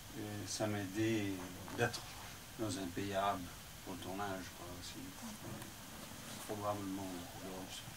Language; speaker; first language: French; non-native, fluent; English